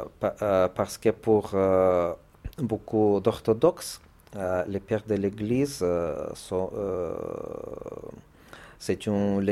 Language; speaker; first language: French; non-native, fluent; Russian